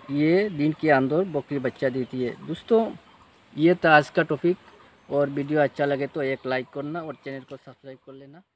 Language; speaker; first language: Hindi; non-native, local second language; Bangla